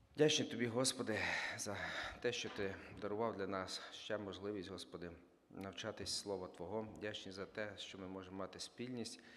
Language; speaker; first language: Ukrainian; native; Ukrainian